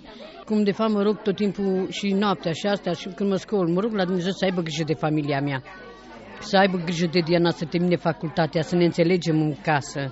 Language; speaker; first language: Romanian; native; Romanian